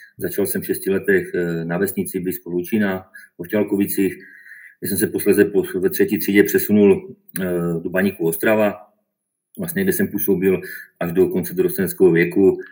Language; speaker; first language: Czech; native; Czech